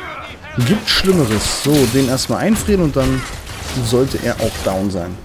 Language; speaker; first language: German; native; German